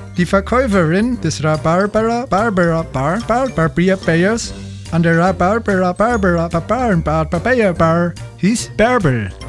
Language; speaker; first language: German; native; German